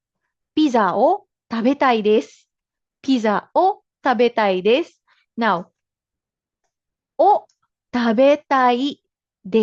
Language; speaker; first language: Japanese; non-native, fluent; Filipino